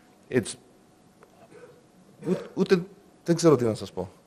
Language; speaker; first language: Greek; early bilingual, heritage; Greek